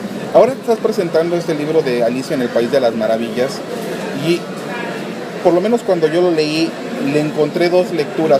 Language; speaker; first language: Spanish; native; Spanish